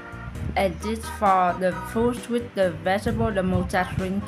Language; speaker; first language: English; non-native, learner; Vietnamese